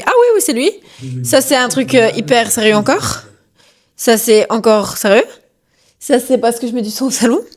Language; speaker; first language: French; native; French